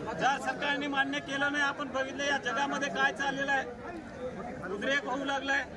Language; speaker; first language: Marathi; non-native, local second language; Lambadi